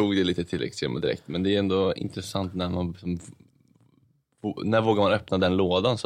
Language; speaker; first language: Swedish; native; Swedish